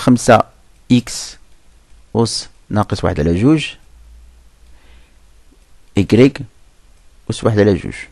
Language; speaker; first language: Arabic; native; Arabic